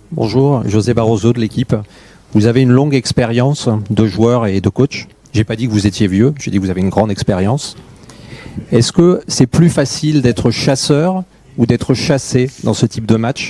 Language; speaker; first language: French; native; French